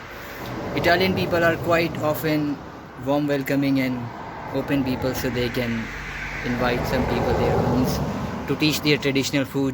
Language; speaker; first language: English; non-native, local second language; Urdu